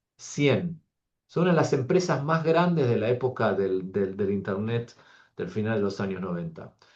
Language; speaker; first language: Spanish; early bilingual, heritage; Spanish